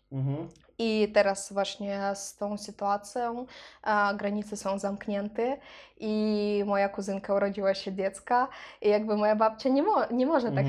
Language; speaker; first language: Polish; non-native, learner; Russian